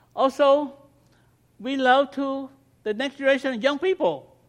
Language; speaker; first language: English; non-native, learner; Khmer